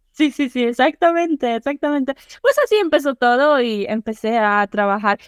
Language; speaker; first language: Spanish; non-native, fluent; Polish